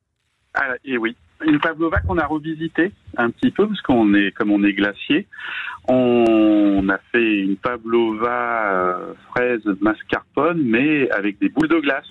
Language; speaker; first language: French; native; French